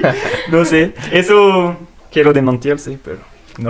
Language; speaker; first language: Spanish; non-native, learner; French